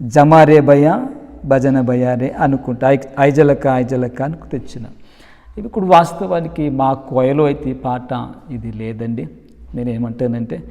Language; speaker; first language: Telugu; non-native, local second language; Koya